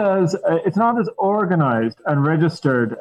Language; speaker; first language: English; native; English